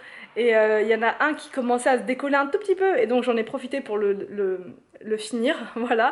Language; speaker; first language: French; native; French